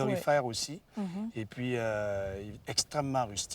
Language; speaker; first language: French; native; French